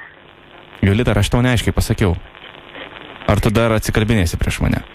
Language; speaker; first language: Lithuanian; native; Lithuanian